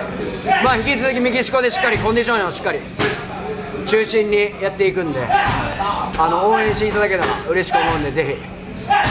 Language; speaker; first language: Japanese; native; Japanese